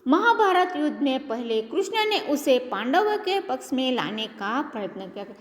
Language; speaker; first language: Hindi; non-native, local second language; Gujarati